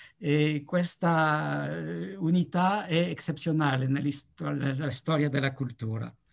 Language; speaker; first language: Italian; non-native, learner; French